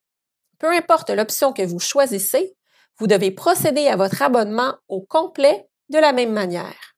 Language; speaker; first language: French; native; French